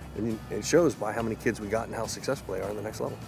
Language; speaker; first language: English; native; English